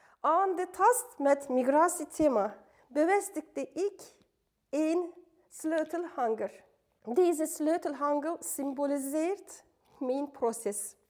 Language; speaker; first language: Dutch; non-native, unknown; Turkish